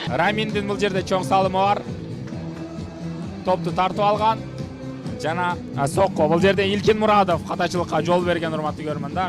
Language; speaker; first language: Kyrgyz; native; Kyrgyz